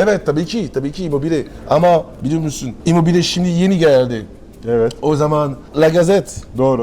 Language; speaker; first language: Turkish; non-native, learner; French